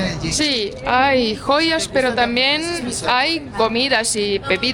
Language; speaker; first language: Spanish; non-native, fluent; Estonian